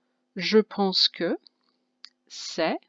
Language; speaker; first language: French; non-native, fluent; English